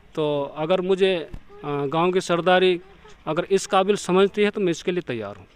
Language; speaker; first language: Hindi; native; Hindi